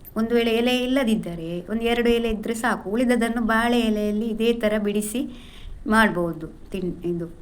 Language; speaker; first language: Kannada; non-native, local second language; Tulu